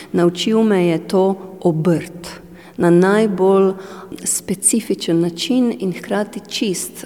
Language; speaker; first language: Slovenian; non-native, fluent; Romanian